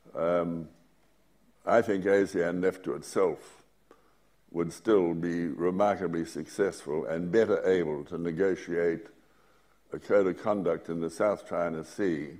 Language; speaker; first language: English; native; English